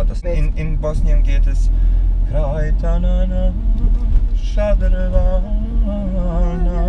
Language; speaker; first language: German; non-native, learner; Bosnian